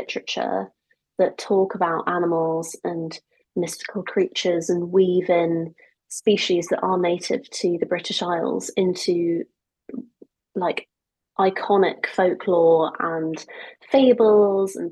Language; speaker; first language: English; native; English